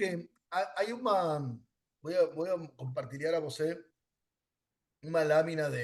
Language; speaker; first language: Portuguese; non-native, learner; Spanish